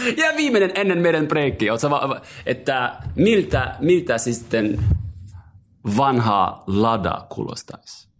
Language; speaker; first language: Finnish; non-native, fluent; English